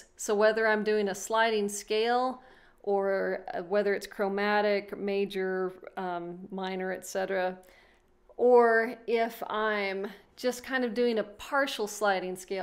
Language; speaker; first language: English; native; English